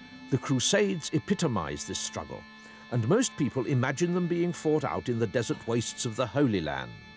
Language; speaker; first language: English; native; English